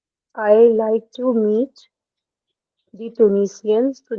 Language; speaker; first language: English; non-native, local second language; Hindi